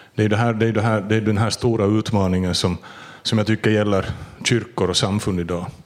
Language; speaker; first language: Swedish; native; Swedish